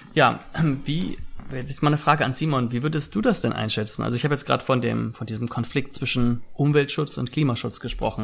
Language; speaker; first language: German; native; German